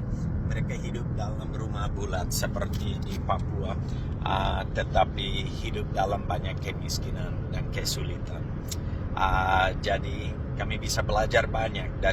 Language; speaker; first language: Indonesian; non-native, fluent; English